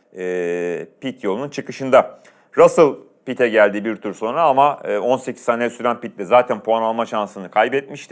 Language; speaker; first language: Turkish; native; Turkish